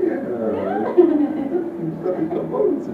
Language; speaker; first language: German; non-native, learner; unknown